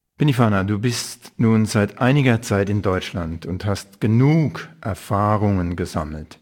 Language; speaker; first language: German; native; German